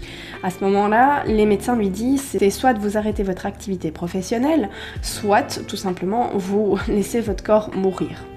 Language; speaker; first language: French; native; French